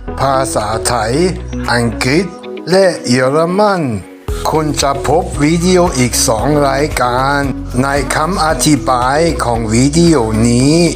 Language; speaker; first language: Thai; non-native, fluent; German